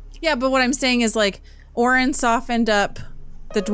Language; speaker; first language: English; native; English